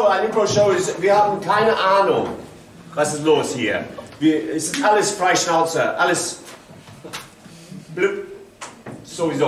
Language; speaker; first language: German; non-native, learner; English